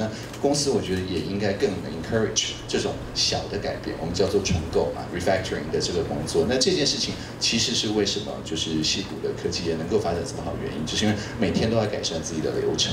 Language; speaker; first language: Chinese; native; Chinese